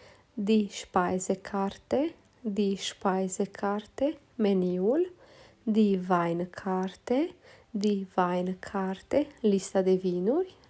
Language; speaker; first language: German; non-native, fluent; Romanian